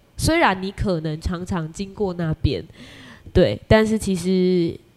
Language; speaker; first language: Chinese; native; Chinese